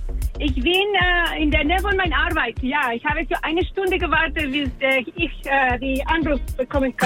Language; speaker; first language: German; non-native, learner; Spanish